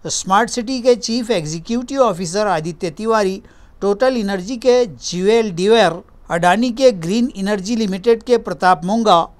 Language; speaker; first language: Urdu; native; Urdu